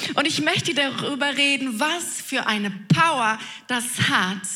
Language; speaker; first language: German; native; German